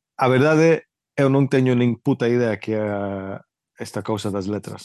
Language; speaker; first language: Galician; early bilingual, heritage; Galician